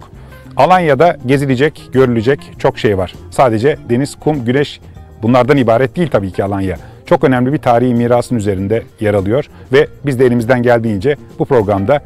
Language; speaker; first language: Turkish; native; Turkish